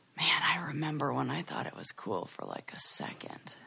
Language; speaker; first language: English; native; English